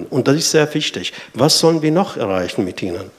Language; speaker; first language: German; non-native, fluent; Arabic